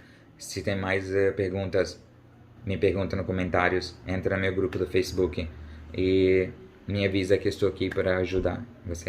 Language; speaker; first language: Portuguese; non-native, learner; Urdu